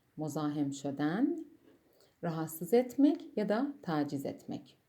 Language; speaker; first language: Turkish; non-native, fluent; Persian